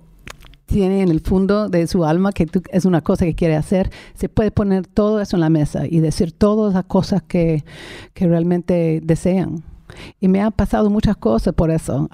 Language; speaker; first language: Spanish; non-native, fluent; English